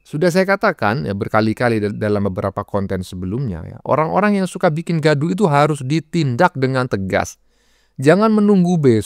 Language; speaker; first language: Indonesian; native; Indonesian